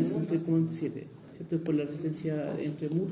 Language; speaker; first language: Spanish; native; Spanish